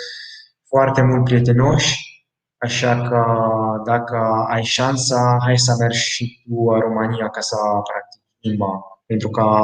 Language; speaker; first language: Romanian; non-native, fluent; Italian